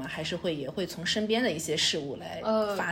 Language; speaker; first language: Chinese; native; Chinese